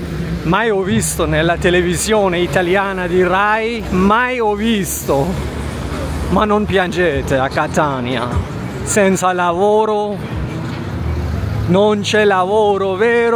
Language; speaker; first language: Italian; non-native, fluent; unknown